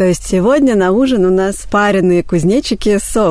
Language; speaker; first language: Russian; native; Russian